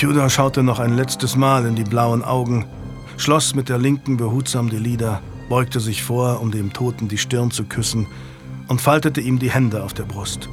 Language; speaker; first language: German; native; German